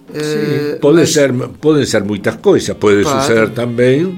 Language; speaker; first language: Portuguese; non-native, fluent; Spanish